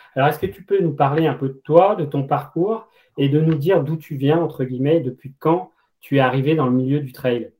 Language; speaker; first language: French; native; French